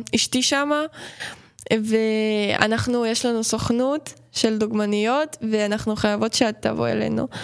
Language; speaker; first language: Hebrew; non-native, fluent; Ukrainian